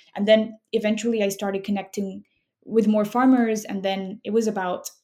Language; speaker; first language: English; non-native, fluent; Spanish